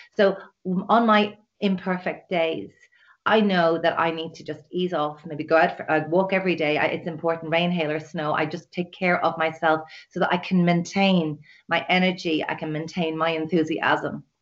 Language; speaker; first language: English; native; English